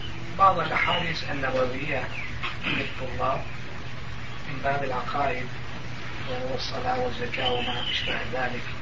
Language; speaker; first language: Arabic; non-native, fluent; Turkish